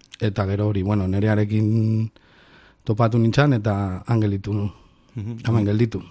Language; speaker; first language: Basque; non-native, local second language; Spanish